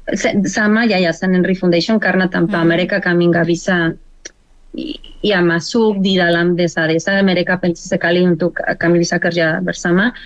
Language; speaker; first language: Indonesian; non-native, learner; Spanish